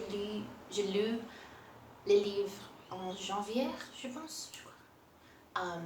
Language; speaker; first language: French; non-native, learner; Portuguese